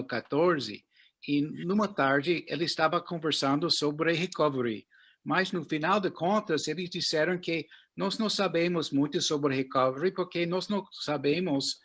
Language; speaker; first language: Portuguese; non-native, fluent; English